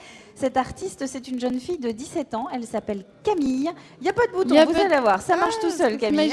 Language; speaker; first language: French; native; French